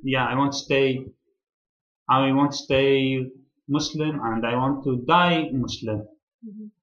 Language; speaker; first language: English; non-native, learner; Arabic